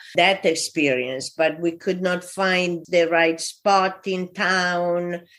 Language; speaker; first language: English; non-native, fluent; Italian